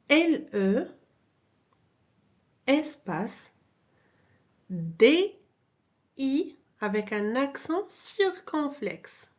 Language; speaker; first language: French; non-native, local second language; Arabic